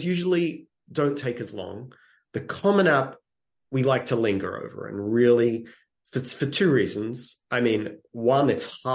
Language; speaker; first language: English; native; English